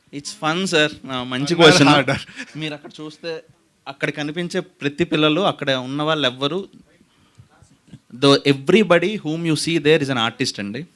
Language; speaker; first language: Telugu; native; Telugu